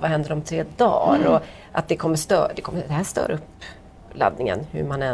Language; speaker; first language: Swedish; native; Swedish